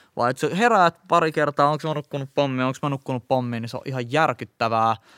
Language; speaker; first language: Finnish; native; Finnish